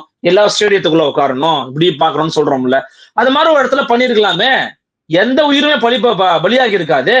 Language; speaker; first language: Tamil; native; Tamil